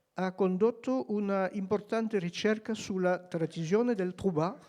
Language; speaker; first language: Italian; non-native, fluent; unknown